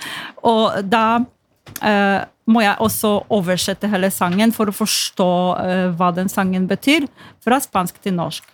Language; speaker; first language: Norwegian; non-native, fluent; Polish